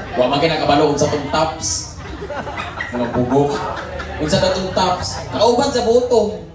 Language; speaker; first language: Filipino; non-native, local second language; Cebuano